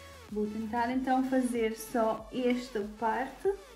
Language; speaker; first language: Portuguese; non-native, fluent; Serbian